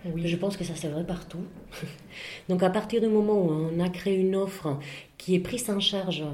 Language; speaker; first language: French; non-native, fluent; Spanish